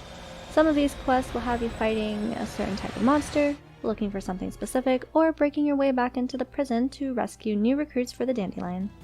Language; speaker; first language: English; native; English